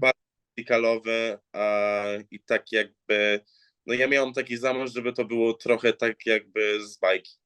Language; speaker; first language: Polish; early bilingual, heritage; English